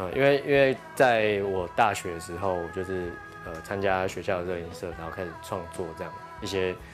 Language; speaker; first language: Chinese; non-native, local second language; Hakka Chinese